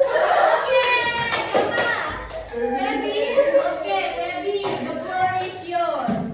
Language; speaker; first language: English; non-native, learner; Indonesian